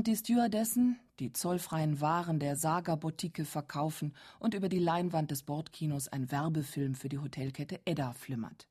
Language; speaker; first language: German; native; German